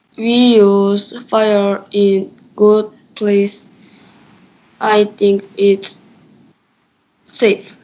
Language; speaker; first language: English; non-native, learner; Korean